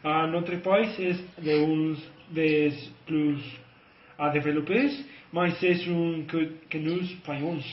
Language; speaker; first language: French; non-native, learner; Spanish